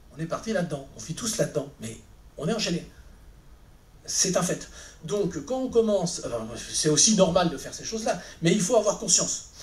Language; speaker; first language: French; native; French